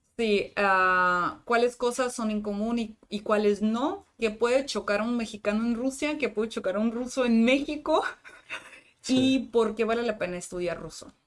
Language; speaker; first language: Spanish; non-native, fluent; Russian